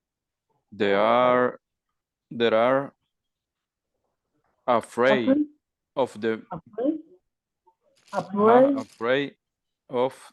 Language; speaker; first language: English; non-native, learner; Spanish